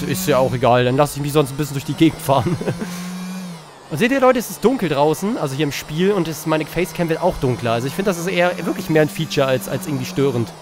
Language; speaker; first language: German; native; German